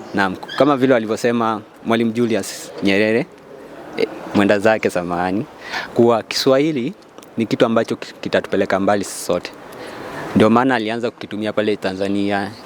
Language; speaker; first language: Swahili; non-native, local second language; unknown